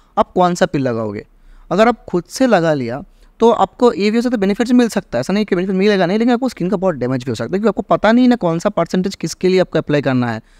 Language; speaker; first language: Hindi; native; Hindi